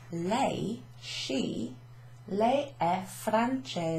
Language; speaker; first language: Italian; non-native, fluent; English